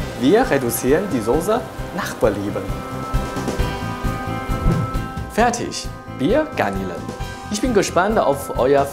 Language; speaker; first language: German; non-native, local second language; Chinese